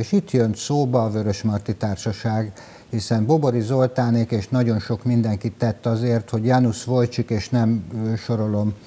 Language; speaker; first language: Hungarian; native; Hungarian